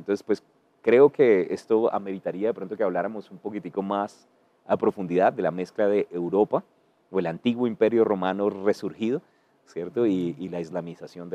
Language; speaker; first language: Spanish; native; Spanish